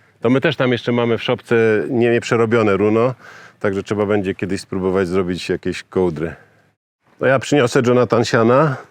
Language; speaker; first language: Polish; native; Polish